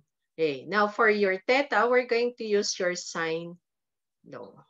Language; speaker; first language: English; non-native, local second language; Filipino